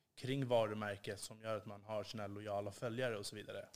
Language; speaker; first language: Swedish; native; Swedish